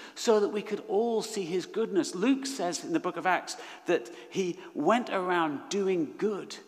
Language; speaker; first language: English; native; English